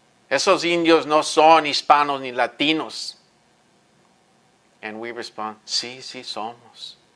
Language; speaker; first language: Spanish; early bilingual, heritage; Spanish